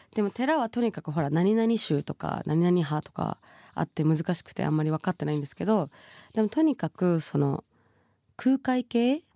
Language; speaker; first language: Japanese; early bilingual, other home language; Bangla